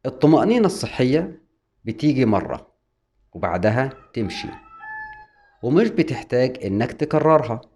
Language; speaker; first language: Arabic; native; Arabic